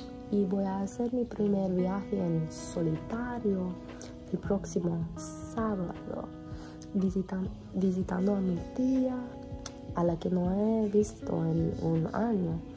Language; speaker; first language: Spanish; non-native, learner; English